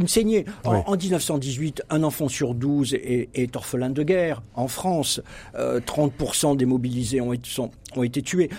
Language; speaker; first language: French; native; French